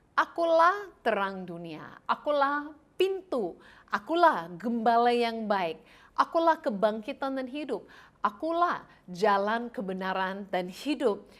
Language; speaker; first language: Indonesian; non-native, fluent; English